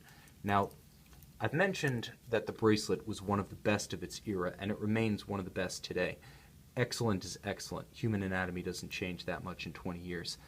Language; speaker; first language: English; native; English